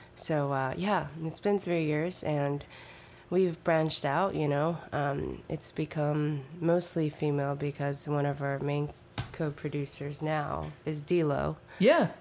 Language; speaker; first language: English; early bilingual, other home language; Chinese